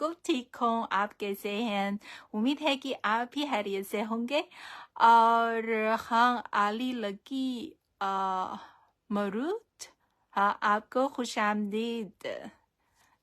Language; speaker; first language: Urdu; non-native, fluent; Chinese